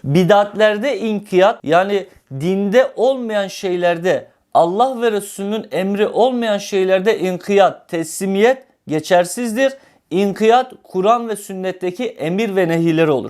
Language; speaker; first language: Turkish; native; Turkish